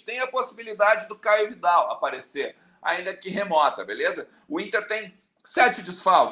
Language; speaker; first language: Portuguese; native; Portuguese